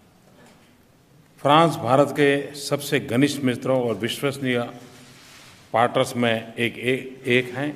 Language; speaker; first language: Hindi; non-native, local second language; Gujarati